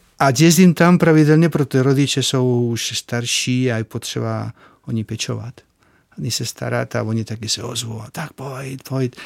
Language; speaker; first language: Czech; non-native, fluent; Spanish